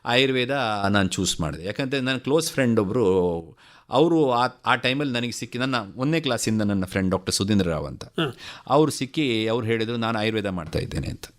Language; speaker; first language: Kannada; native; Kannada